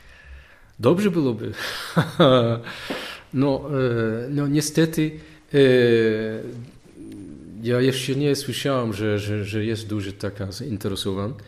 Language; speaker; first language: Polish; non-native, learner; Dutch